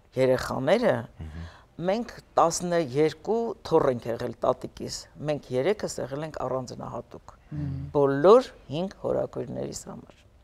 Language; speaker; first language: Armenian; native; Armenian